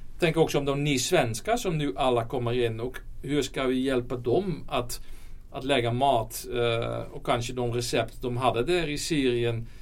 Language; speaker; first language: Swedish; non-native, fluent; Dutch